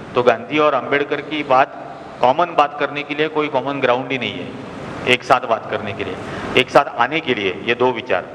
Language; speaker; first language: Hindi; non-native, local second language; Marathi